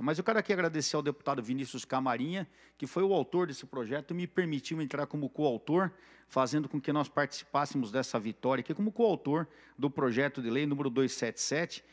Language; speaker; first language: Portuguese; native; Portuguese